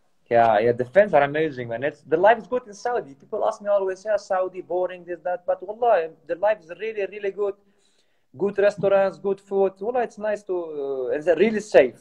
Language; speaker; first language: English; non-native, fluent; Arabic